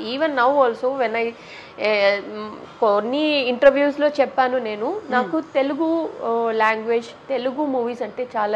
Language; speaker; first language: Telugu; non-native, learner; Tamil